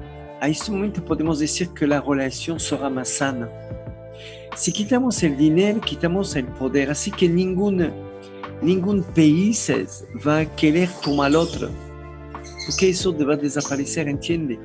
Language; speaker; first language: Spanish; non-native, learner; French